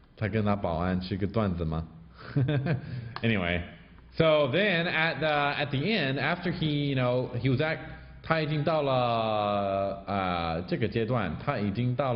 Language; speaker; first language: Chinese; non-native, fluent; English